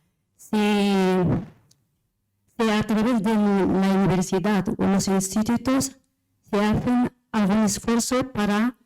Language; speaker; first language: Spanish; non-native, fluent; Arabic